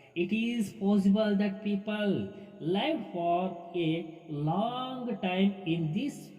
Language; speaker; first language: English; non-native, local second language; Kannada